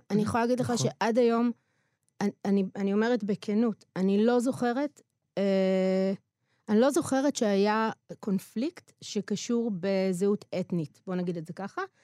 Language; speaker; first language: Hebrew; native; Hebrew